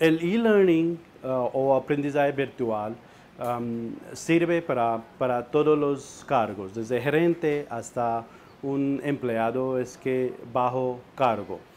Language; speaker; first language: Spanish; non-native, fluent; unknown